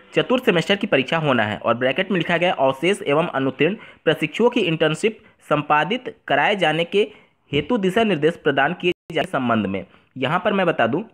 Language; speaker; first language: Hindi; native; Hindi